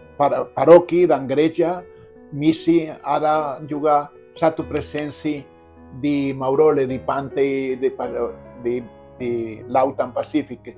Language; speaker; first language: Indonesian; non-native, fluent; Spanish